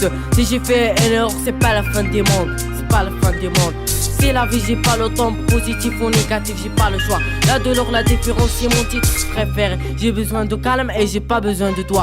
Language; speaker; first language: French; non-native, learner; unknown